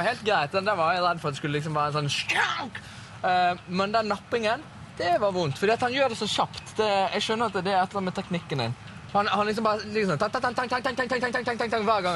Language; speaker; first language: Norwegian; native; Norwegian